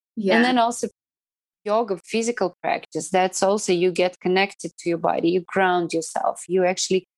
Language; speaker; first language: English; non-native, fluent; Russian